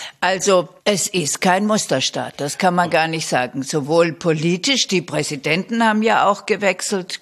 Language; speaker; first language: German; native; German